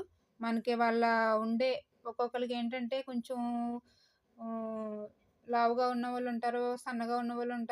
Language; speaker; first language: Telugu; native; Telugu